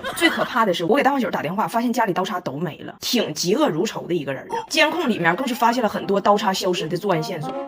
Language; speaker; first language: Chinese; native; Chinese